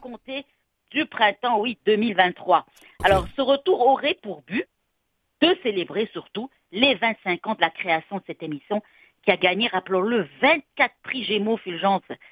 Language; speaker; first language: French; native; French